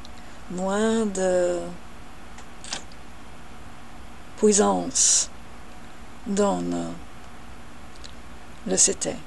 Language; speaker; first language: French; non-native, learner; English